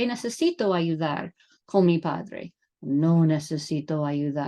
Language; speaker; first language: Spanish; non-native, fluent; English